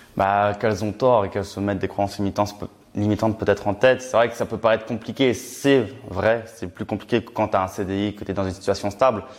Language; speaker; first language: French; native; French